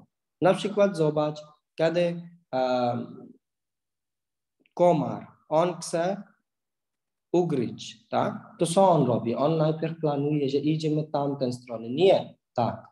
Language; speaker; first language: Polish; non-native, learner; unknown